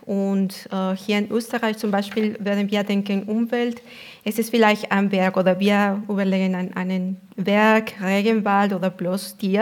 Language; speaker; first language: German; non-native, fluent; Spanish